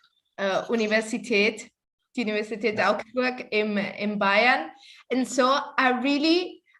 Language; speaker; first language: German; non-native, learner; Italian